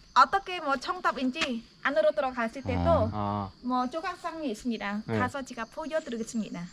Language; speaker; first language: Korean; non-native, learner; Khmer